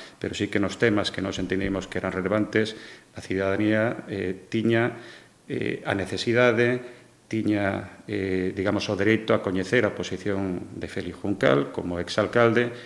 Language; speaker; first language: Galician; native; Galician